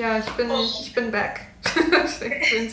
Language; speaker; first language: German; non-native, learner; English